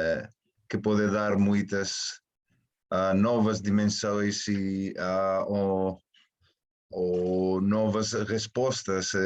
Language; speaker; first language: Portuguese; non-native, fluent; Spanish